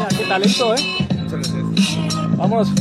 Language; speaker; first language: Spanish; non-native, learner; French